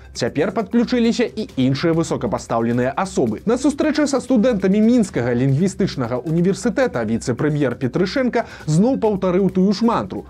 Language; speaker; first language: Belarusian; native; Belarusian